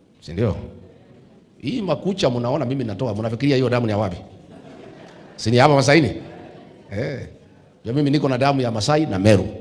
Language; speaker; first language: Swahili; non-native, local second language; Kikuyu